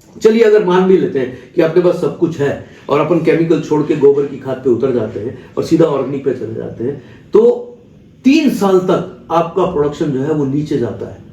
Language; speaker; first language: Hindi; non-native, local second language; Marathi